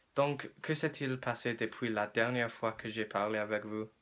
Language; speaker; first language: French; non-native, learner; English